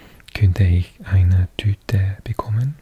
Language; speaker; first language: German; non-native, learner; English